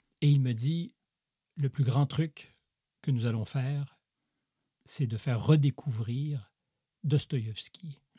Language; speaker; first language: French; native; French